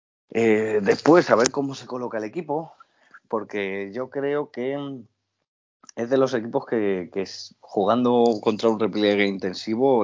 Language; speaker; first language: Spanish; native; Spanish